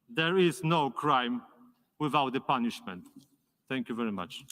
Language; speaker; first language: English; non-native, fluent; Polish